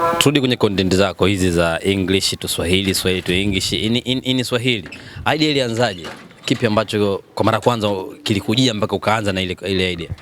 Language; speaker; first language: Swahili; native; Swahili